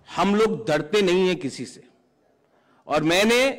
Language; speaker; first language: Hindi; non-native, local second language; Kok Borok